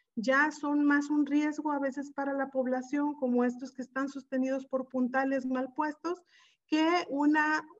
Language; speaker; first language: Spanish; native; Spanish